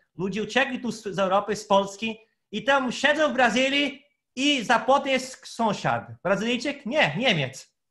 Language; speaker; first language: Polish; non-native, fluent; Portuguese